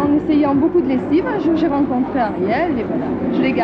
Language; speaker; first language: French; native; French